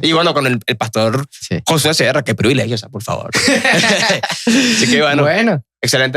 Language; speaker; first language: Spanish; native; Spanish